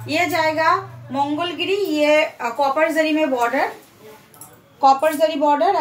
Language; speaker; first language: Hindi; non-native, local second language; Bangla